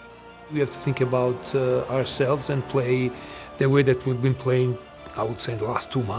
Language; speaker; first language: English; non-native, fluent; Italian